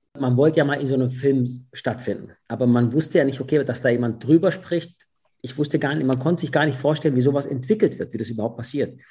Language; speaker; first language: German; early bilingual, other home language; Italian